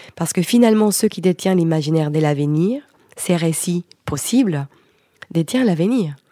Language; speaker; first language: French; non-native, fluent; Spanish